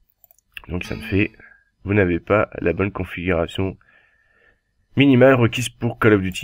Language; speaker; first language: French; native; French